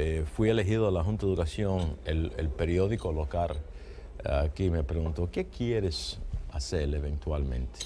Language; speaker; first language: Spanish; early bilingual, heritage; Spanish